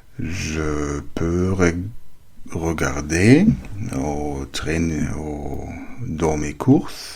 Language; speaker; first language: French; non-native, learner; German